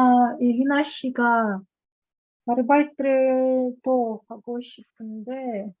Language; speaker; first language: Korean; non-native, learner; Russian